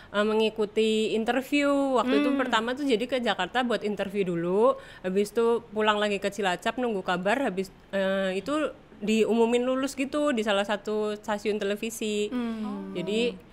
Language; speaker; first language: Indonesian; native; Indonesian